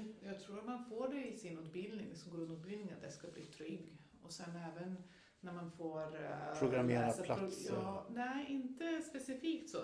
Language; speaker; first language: Swedish; non-native, fluent; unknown